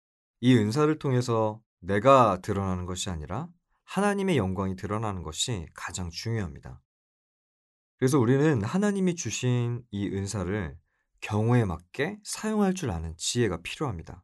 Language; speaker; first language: Korean; native; Korean